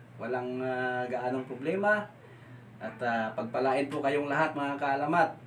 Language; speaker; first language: Filipino; non-native, local second language; Cebuano